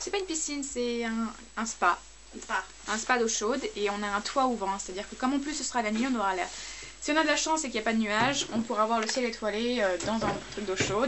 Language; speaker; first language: French; native; French